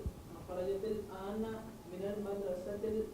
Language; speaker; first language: Arabic; non-native, learner; Urdu